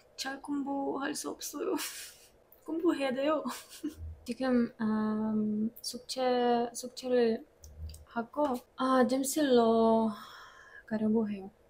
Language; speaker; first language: Korean; non-native, learner; Ukrainian